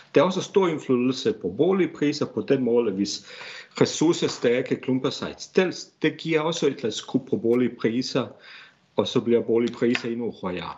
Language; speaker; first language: Danish; non-native, fluent; Bosnian